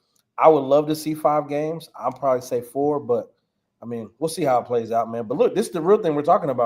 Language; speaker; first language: English; native; English